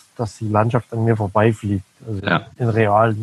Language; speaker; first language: German; native; German